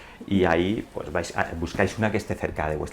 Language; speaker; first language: Spanish; native; Spanish